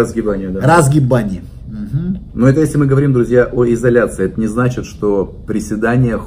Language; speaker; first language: Russian; native; Russian